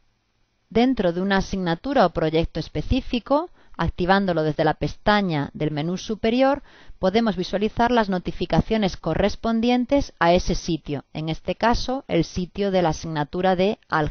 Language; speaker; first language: Spanish; native; Spanish